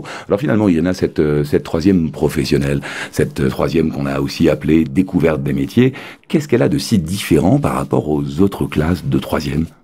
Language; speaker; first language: French; native; French